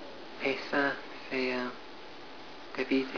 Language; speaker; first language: French; non-native, learner; English